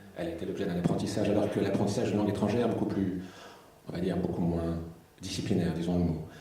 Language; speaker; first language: French; native; French